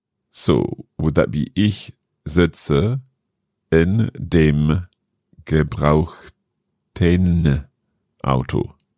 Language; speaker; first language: German; non-native, learner; English